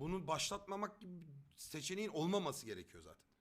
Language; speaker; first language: Turkish; native; Turkish